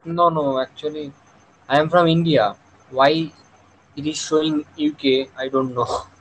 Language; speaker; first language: English; non-native, local second language; Bangla